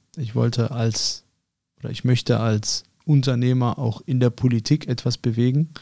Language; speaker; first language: German; early bilingual, other home language; Arabic